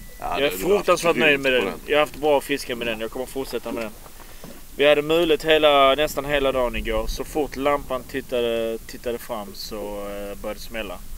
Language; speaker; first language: Swedish; native; Swedish